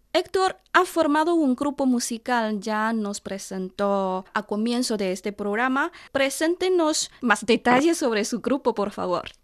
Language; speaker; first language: Spanish; non-native, fluent; Chinese